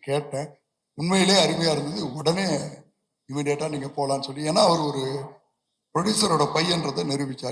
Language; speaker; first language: Tamil; native; Tamil